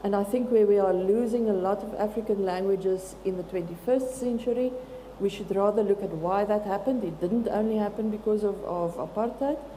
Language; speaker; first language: English; non-native, local second language; Afrikaans